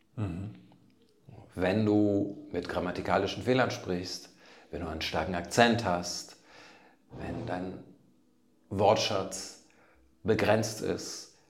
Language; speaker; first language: German; native; German